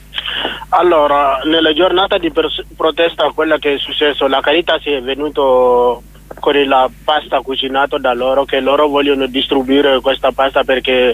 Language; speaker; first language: Italian; non-native, learner; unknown